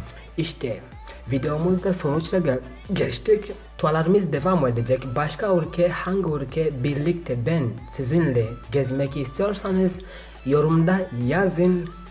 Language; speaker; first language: Turkish; non-native, learner; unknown